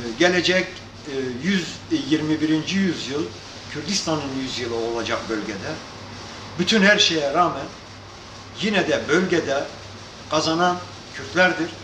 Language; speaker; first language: Turkish; non-native, local second language; Kurdish